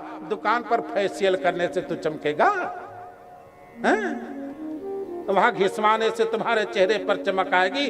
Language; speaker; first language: Hindi; native; Hindi